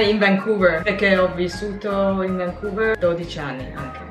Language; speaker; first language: Italian; non-native, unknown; Chinese